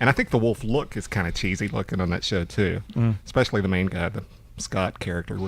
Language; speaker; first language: English; native; English